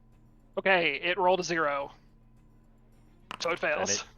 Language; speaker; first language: English; native; English